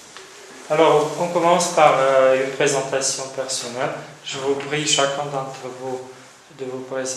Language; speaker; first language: French; non-native, fluent; Romanian